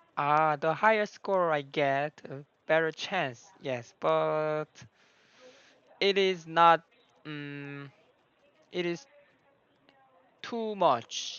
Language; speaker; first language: English; non-native, learner; Korean